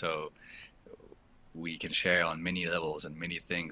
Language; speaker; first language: English; native; English